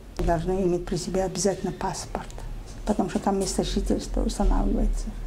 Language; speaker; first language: Russian; non-native, local second language; Tajik